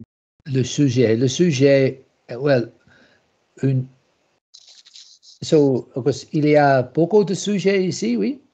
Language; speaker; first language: French; non-native, learner; English